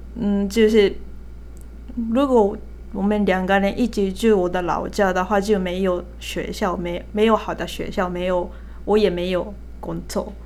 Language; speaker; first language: Chinese; non-native, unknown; Japanese